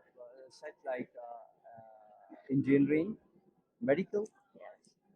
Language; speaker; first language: English; non-native, local second language; Urdu